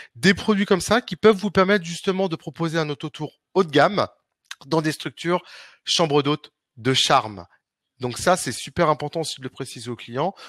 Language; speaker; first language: French; native; French